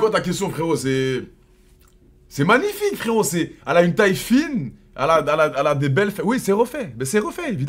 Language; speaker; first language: French; native; French